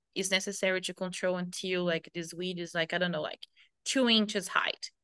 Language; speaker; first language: English; non-native, fluent; Portuguese